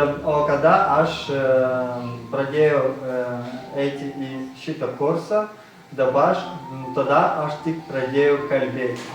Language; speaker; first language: Lithuanian; non-native, learner; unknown